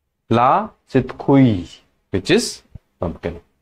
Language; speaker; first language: English; non-native, local second language; Hindi